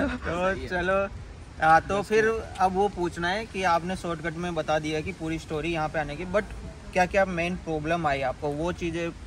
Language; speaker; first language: Hindi; native; Hindi